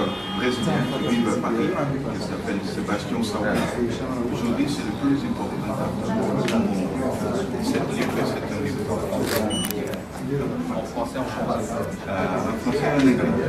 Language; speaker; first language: French; non-native, learner; Portuguese